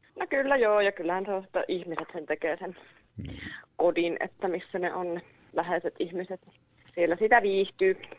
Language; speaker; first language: Finnish; native; Finnish